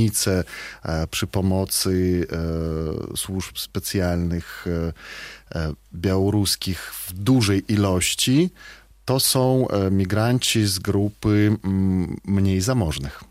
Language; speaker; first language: Polish; non-native, fluent; Belarusian